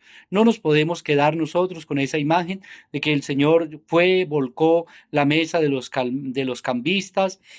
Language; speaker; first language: Spanish; native; Spanish